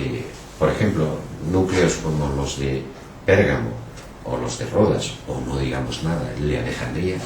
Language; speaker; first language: Spanish; native; Spanish